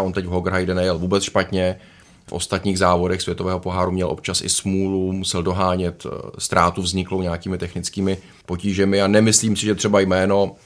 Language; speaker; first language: Czech; native; Czech